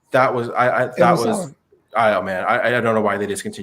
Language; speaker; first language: English; native; English